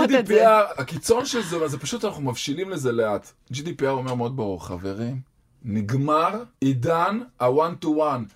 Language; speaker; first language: Hebrew; native; Hebrew